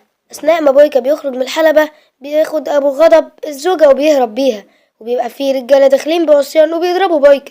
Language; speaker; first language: Arabic; native; Arabic